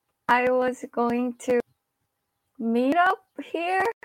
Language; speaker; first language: English; non-native, fluent; Korean